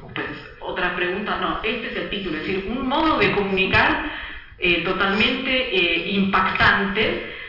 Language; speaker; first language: Spanish; early bilingual, other home language; Italian